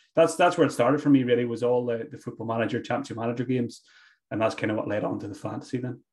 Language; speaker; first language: English; native; English